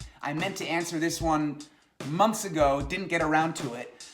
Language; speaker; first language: English; native; English